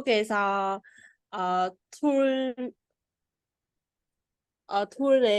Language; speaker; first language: Korean; non-native, learner; Vietnamese